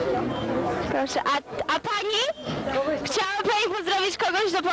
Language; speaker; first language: Polish; early bilingual, heritage; Polish